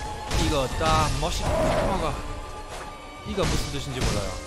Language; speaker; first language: Korean; non-native, fluent; German